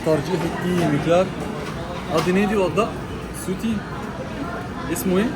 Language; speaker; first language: Turkish; non-native, fluent; Arabic